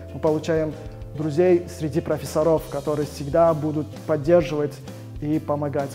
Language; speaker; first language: Russian; non-native, local second language; Uzbek